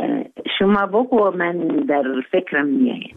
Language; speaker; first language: Persian; non-native, learner; Arabic